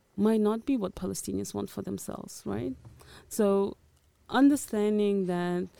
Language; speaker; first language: English; early bilingual, other home language; Portuguese